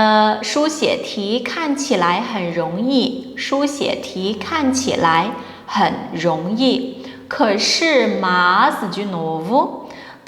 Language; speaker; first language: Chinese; non-native, fluent; Portuguese